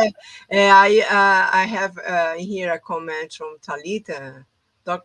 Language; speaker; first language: English; non-native, fluent; Portuguese